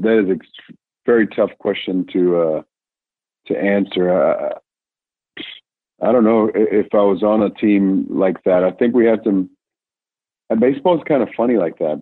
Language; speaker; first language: English; non-native, fluent; Spanish